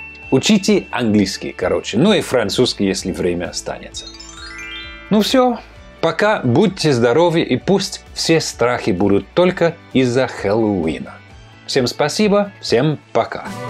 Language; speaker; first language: Russian; non-native, fluent; English